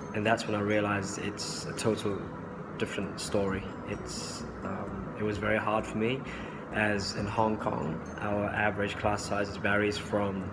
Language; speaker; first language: English; non-native, local second language; Cantonese